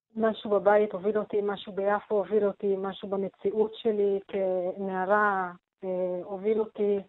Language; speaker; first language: Hebrew; non-native, local second language; Arabic